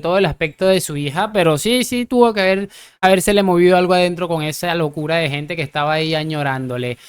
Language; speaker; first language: Spanish; native; Spanish